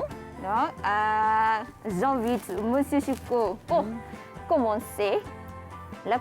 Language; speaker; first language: French; non-native, fluent; Malay